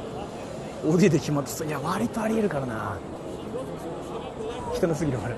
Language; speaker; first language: Japanese; native; Japanese